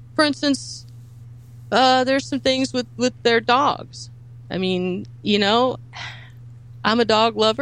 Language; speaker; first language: English; native; English